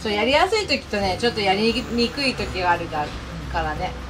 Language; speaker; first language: Japanese; early bilingual, heritage; Japanese